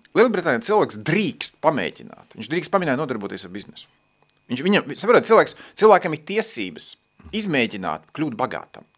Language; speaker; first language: Latvian; native; Latvian